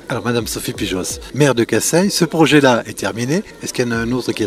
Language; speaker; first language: French; native; French